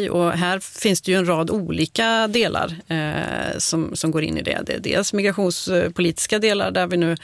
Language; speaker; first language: Swedish; native; Swedish